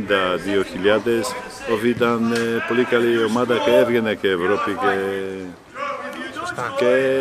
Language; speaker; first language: Greek; non-native, fluent; Polish